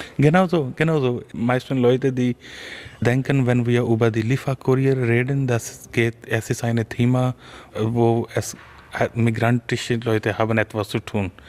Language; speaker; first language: German; non-native, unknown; Urdu